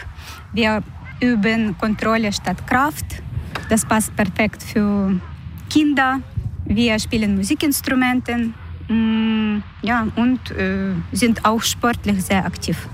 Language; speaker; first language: German; non-native, fluent; Portuguese